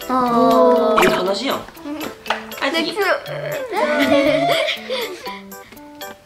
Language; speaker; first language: Japanese; native; Japanese